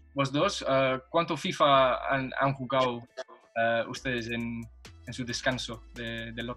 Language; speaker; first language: Spanish; non-native, learner; English